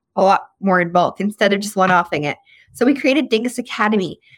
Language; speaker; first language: English; native; English